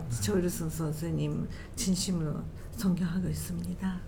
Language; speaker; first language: Korean; non-native, learner; Japanese